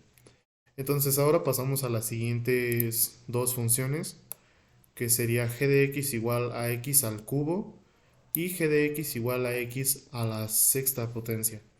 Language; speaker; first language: Spanish; native; Spanish